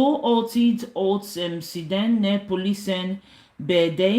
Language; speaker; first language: Swedish; non-native, learner; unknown